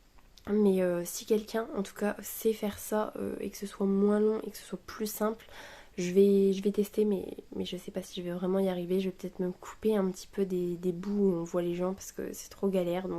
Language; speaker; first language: French; native; French